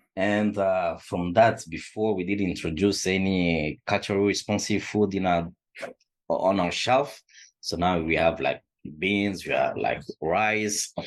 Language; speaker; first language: English; non-native, fluent; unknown